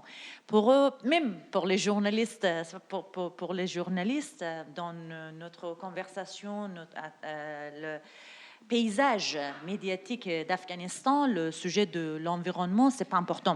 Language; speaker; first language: French; non-native, learner; Persian